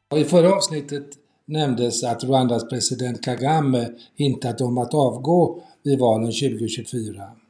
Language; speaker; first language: Swedish; native; Swedish